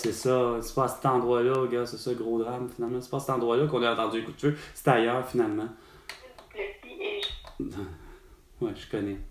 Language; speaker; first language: French; native; French